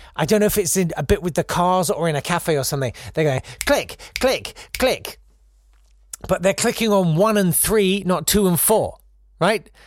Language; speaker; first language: English; native; English